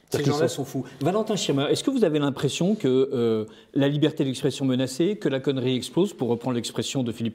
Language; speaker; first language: French; native; French